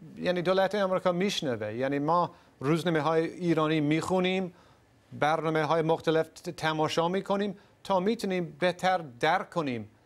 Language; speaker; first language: Persian; non-native, fluent; English